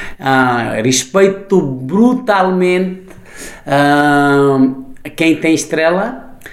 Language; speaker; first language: Portuguese; non-native, fluent; Nepali